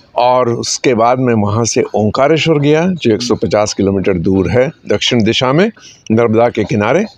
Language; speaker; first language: Hindi; native; Hindi